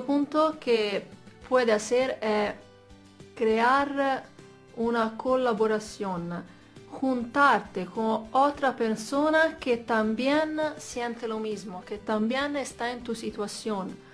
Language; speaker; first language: Spanish; non-native, fluent; Italian